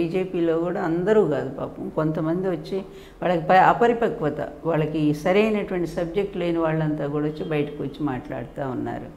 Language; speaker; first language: Telugu; native; Telugu